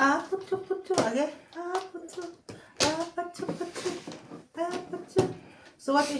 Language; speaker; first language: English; non-native, learner; Filipino